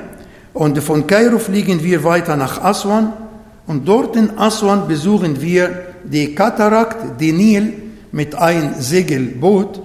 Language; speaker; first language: German; non-native, learner; Arabic